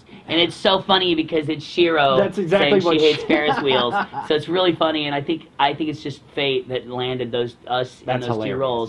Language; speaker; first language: English; native; English